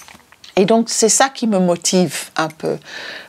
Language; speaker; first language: French; non-native, fluent; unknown